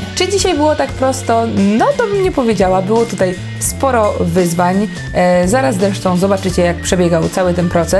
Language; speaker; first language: Polish; native; Polish